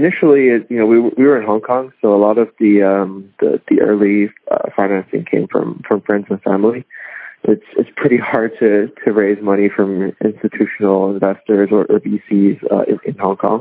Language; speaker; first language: English; non-native, local second language; Cantonese